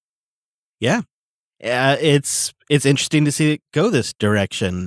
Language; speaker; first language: English; native; English